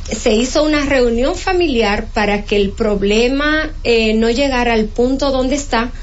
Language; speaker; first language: Spanish; native; Spanish